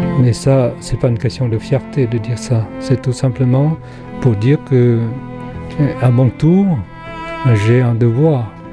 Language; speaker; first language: French; non-native, fluent; Khmer